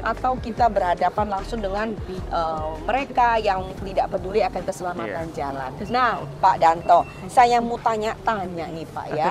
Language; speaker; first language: Indonesian; native; Indonesian